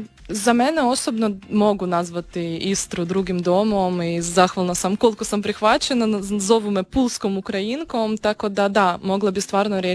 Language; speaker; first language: Croatian; non-native, fluent; Ukrainian